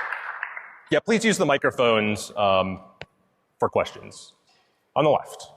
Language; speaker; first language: English; native; English